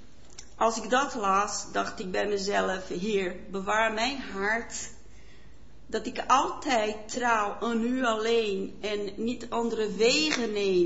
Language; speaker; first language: Dutch; non-native, fluent; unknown